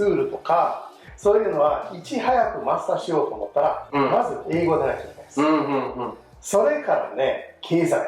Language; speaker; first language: Japanese; non-native, fluent; English